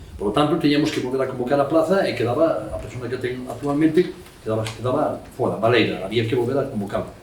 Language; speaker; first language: Spanish; non-native, local second language; Galician